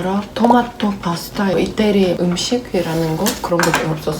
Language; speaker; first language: Korean; non-native, fluent; Russian